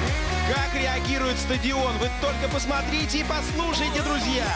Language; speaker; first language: Russian; native; Russian